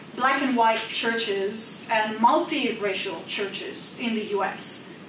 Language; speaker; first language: English; non-native, fluent; Indonesian